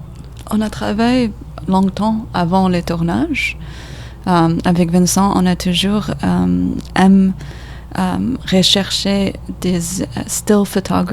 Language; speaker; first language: French; non-native, learner; English